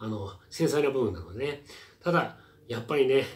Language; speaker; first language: Japanese; native; Japanese